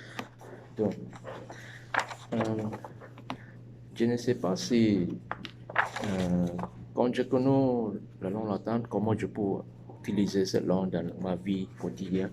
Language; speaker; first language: French; non-native, learner; Chinese